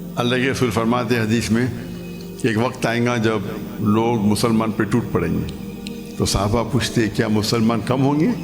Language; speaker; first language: Urdu; non-native, local second language; Konkani